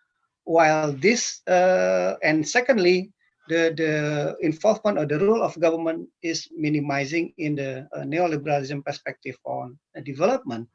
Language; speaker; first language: English; non-native, fluent; Indonesian